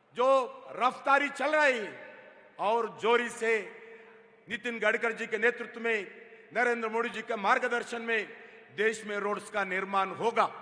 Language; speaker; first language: Hindi; non-native, local second language; Telugu